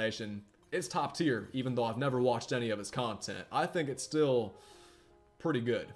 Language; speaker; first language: English; native; English